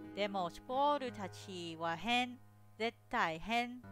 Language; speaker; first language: Japanese; non-native, learner; English